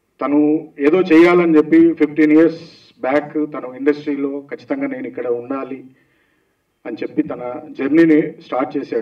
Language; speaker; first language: Telugu; native; Telugu